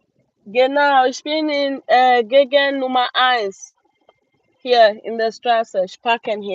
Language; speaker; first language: German; non-native, learner; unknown